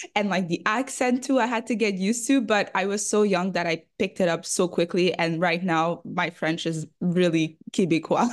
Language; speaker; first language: English; early bilingual, other home language; French